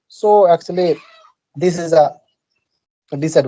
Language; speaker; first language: English; non-native, learner; Bangla